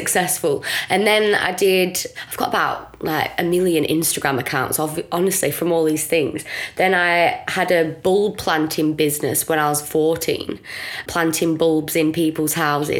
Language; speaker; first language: English; native; English